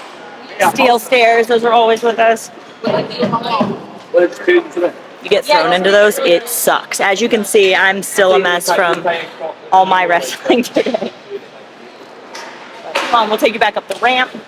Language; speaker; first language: English; native; English